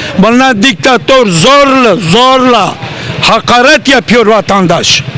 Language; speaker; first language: Turkish; non-native, local second language; Kurdish